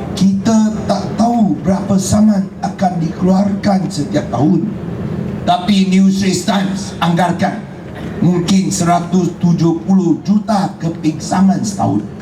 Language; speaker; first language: Malay; non-native, local second language; Chinese